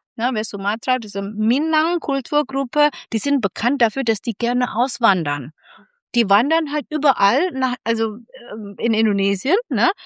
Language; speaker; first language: German; non-native, fluent; Indonesian